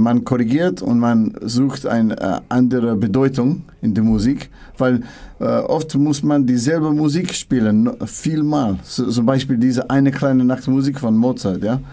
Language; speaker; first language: German; non-native, learner; English